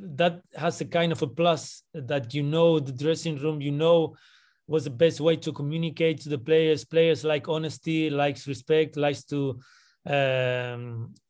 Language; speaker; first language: English; non-native, fluent; Spanish